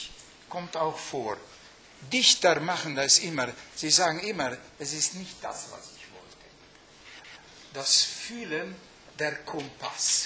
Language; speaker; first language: German; non-native, fluent; Hungarian